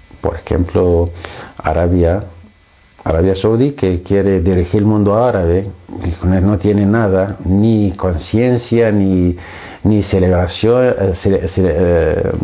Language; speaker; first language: Spanish; non-native, fluent; Arabic